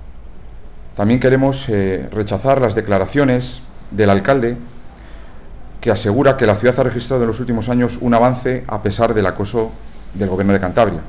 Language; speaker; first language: Spanish; native; Spanish